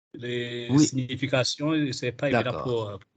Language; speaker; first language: French; non-native, local second language; Rundi